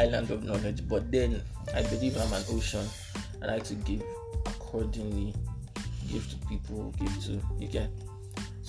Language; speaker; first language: English; non-native, local second language; Yoruba